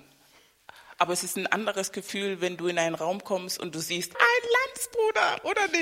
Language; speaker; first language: German; non-native, fluent; Spanish